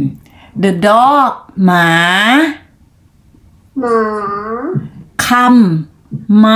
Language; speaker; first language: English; non-native, learner; Thai